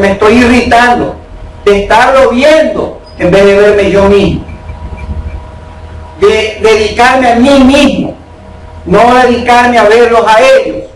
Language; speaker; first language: Spanish; native; Spanish